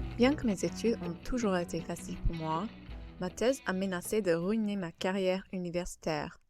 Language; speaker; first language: French; native; French